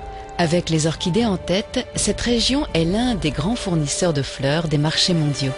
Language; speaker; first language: French; native; French